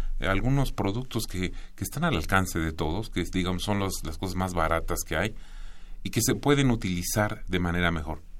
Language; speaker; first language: Spanish; native; Spanish